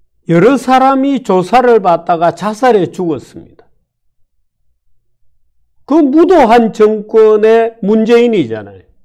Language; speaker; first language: Korean; native; Korean